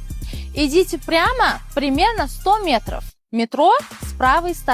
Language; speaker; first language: Russian; non-native, local second language; Uzbek